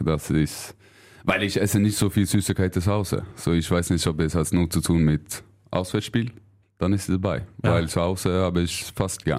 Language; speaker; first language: German; non-native, learner; Swedish